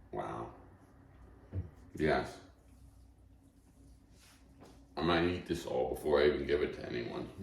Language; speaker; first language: English; native; English